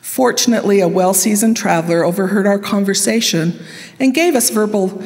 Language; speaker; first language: English; native; English